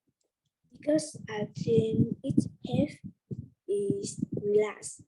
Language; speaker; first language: English; non-native, learner; Vietnamese